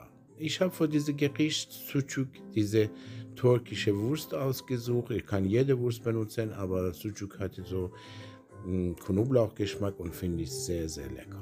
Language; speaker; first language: German; non-native, learner; Persian